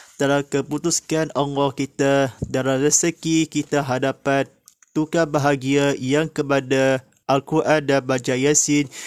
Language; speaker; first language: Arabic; non-native, fluent; Malay